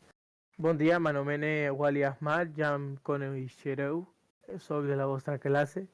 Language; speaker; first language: Catalan; early bilingual, other home language; Urdu